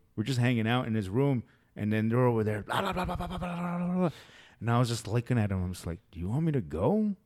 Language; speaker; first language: English; early bilingual, other home language; Spanish